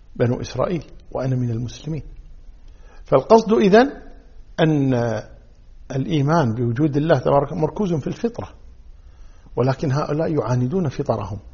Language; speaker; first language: Arabic; native; Arabic